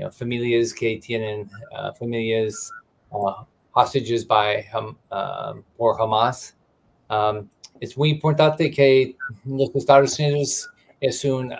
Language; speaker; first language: Spanish; non-native, learner; English